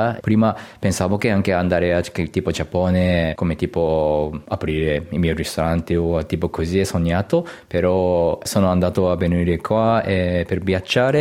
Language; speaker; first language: Italian; non-native, learner; Japanese